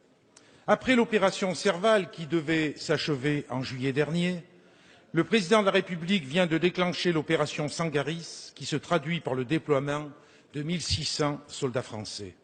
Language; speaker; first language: French; native; French